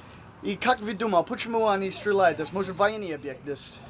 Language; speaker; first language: Russian; non-native, learner; English